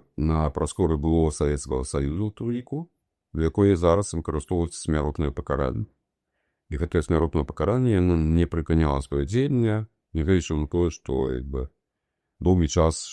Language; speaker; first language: Belarusian; non-native, local second language; Russian